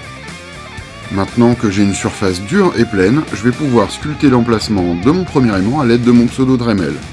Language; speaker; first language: French; native; French